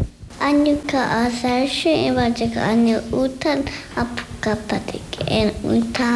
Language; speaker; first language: Hungarian; non-native, local second language; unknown